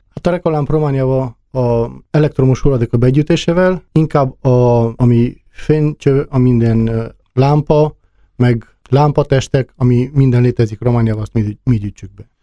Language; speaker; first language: Hungarian; non-native, local second language; Romanian